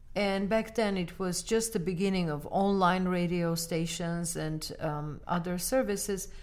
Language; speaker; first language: English; non-native, fluent; Armenian